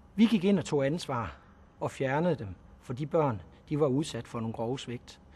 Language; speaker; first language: Danish; native; Danish